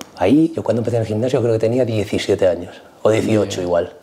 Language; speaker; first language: Spanish; native; Spanish